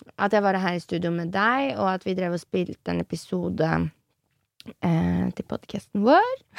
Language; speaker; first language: Norwegian; early bilingual, other home language; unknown